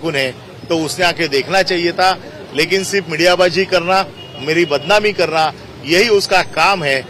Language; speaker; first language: Hindi; non-native, local second language; Marathi